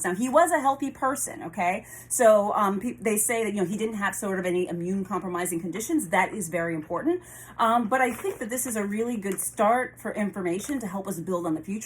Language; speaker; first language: English; native; English